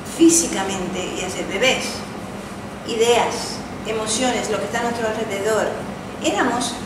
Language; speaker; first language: Spanish; early bilingual, heritage; Spanish